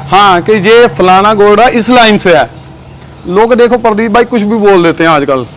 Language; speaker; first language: Hindi; non-native, local second language; Punjabi